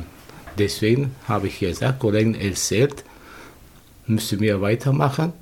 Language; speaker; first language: German; non-native, learner; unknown